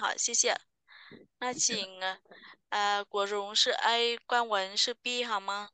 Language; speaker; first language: Chinese; non-native, fluent; Vietnamese